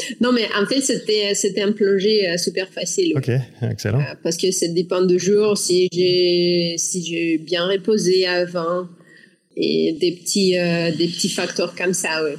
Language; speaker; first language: French; non-native, learner; Russian